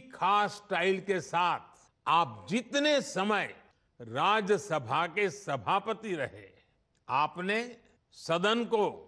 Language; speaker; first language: Hindi; non-native, local second language; Gujarati